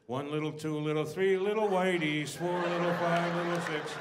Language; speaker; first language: English; native; English